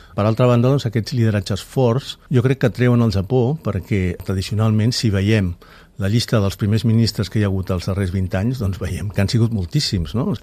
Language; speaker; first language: Catalan; native; Catalan